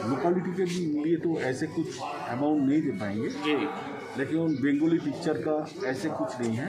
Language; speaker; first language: Hindi; non-native, local second language; Bangla